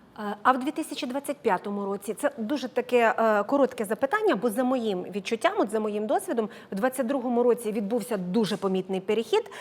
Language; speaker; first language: Ukrainian; native; Ukrainian